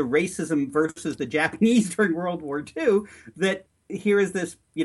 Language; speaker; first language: English; native; English